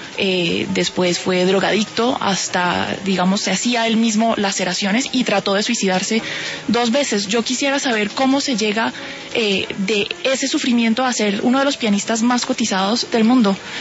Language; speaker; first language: Spanish; native; Spanish